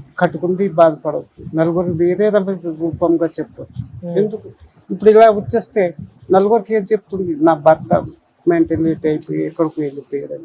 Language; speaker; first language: Telugu; non-native, fluent; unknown